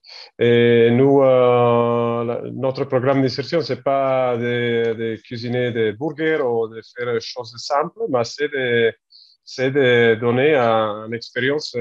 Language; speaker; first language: French; non-native, learner; Italian